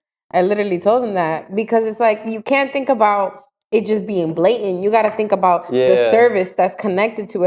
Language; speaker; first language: English; native; English